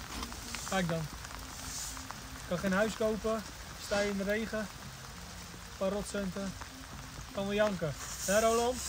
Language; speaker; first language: Dutch; native; Dutch